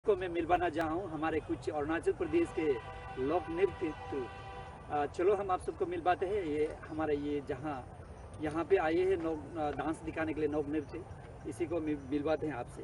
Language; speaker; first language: Hindi; non-native, local second language; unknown